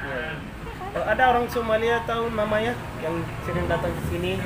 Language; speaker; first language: Indonesian; non-native, fluent; Somali